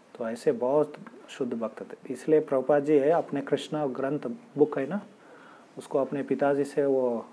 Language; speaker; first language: Hindi; non-native, local second language; Kannada